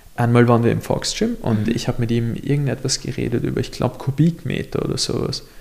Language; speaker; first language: German; native; German